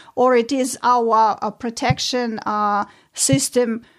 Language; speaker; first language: English; non-native, fluent; Ukrainian